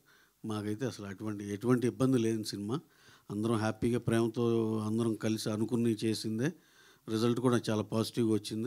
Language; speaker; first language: Telugu; native; Telugu